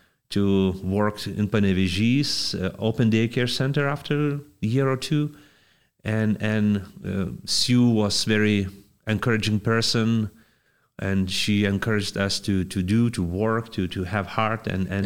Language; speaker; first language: English; non-native, fluent; Lithuanian